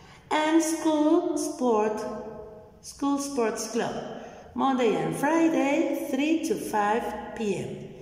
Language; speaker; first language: English; non-native, fluent; Spanish